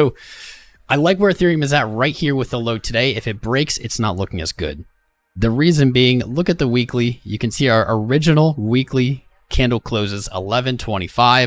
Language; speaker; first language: English; native; English